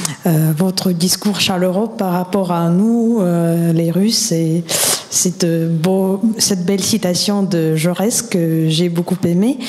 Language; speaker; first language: French; non-native, fluent; Russian